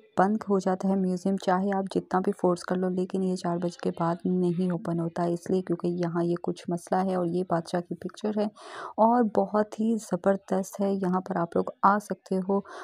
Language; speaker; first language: Urdu; native; Urdu